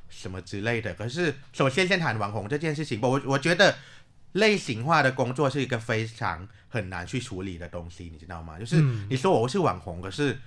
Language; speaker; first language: Chinese; non-native, fluent; Thai